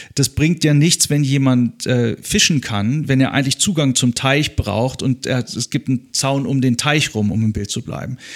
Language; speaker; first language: German; native; German